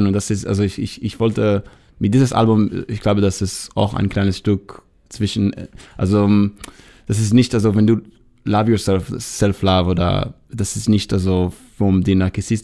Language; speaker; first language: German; non-native, learner; Hebrew